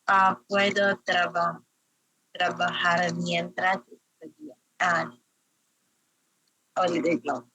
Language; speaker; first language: Spanish; non-native, learner; Filipino